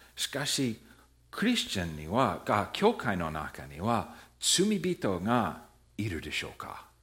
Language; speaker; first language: Japanese; non-native, fluent; English